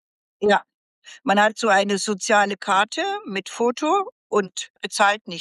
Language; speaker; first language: German; native; German